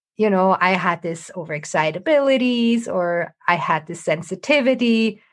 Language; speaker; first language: English; non-native, fluent; German